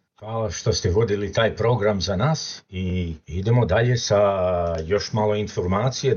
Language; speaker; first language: Serbian; early bilingual, heritage; Serbian